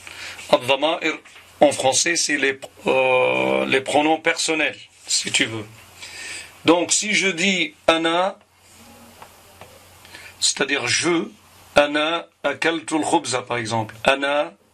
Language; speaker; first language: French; non-native, local second language; Arabic